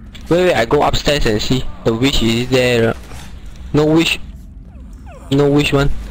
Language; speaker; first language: English; non-native, local second language; Chinese